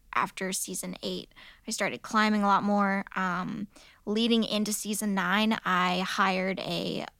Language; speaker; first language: English; native; English